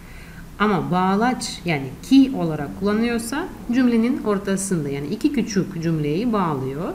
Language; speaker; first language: Turkish; non-native, fluent; Russian